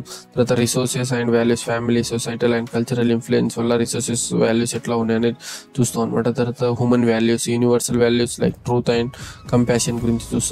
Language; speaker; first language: Telugu; native; Telugu